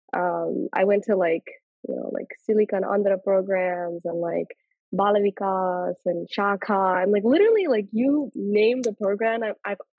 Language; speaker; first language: English; early bilingual, other home language; Telugu